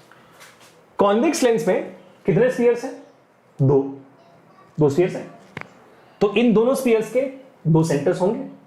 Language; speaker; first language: Hindi; native; Hindi